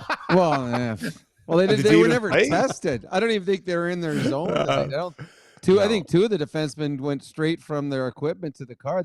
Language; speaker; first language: English; native; English